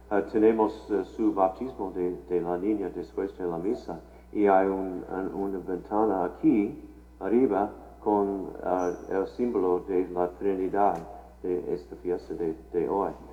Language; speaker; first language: Spanish; non-native, learner; English